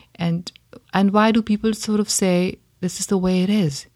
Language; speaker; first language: English; non-native, local second language; Hindi